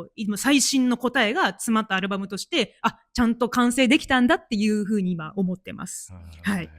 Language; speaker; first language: Japanese; native; Japanese